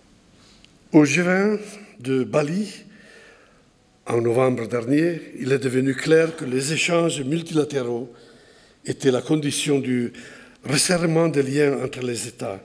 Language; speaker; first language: French; non-native, fluent; Italian